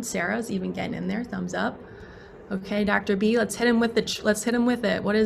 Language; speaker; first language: English; native; English